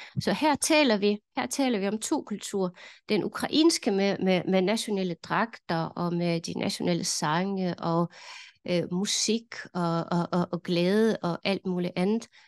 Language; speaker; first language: Danish; non-native, fluent; Ukrainian